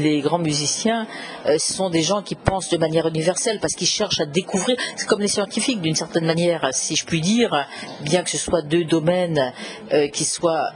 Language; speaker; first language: French; native; French